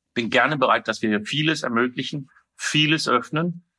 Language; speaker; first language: German; non-native, fluent; Danish